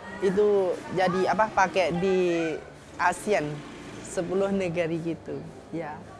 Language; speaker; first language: Indonesian; non-native, learner; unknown